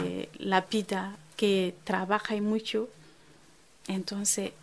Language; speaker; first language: Spanish; non-native, fluent; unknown